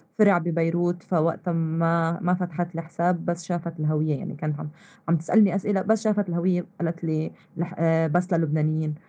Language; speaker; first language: Arabic; native; Arabic